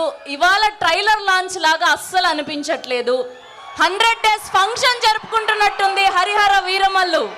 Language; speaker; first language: Telugu; native; Telugu